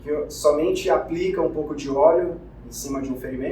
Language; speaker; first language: Portuguese; native; Portuguese